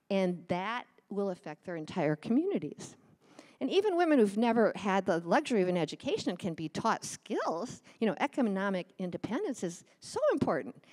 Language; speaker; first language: English; native; English